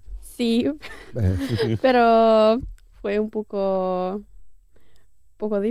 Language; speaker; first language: Spanish; non-native, fluent; Hungarian